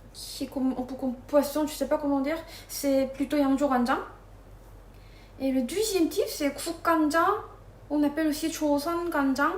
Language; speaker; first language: French; non-native, fluent; Korean